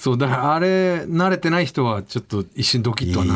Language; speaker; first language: Japanese; native; Japanese